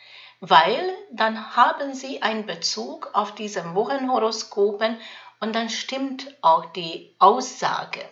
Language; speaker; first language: German; non-native, fluent; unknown